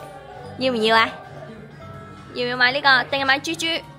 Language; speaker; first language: Cantonese; native; Cantonese